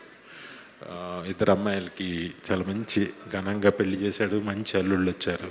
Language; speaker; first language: Telugu; native; Telugu